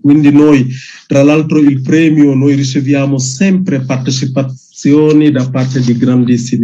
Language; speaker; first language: Italian; non-native, fluent; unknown